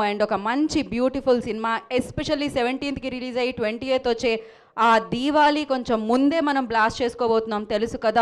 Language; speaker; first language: Telugu; native; Telugu